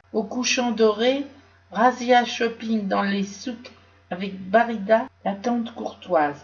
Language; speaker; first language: French; native; French